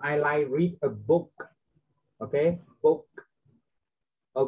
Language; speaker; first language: English; non-native, fluent; Vietnamese